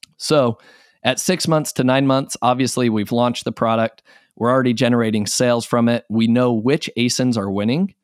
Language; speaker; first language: English; native; English